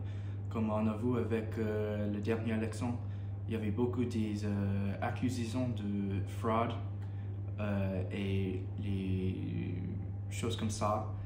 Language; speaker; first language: French; non-native, learner; English